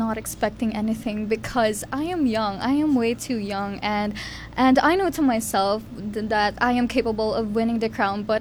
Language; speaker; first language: English; non-native, local second language; Hiligaynon